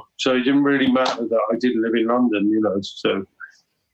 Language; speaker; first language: English; native; English